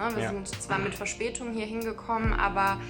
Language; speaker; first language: German; native; German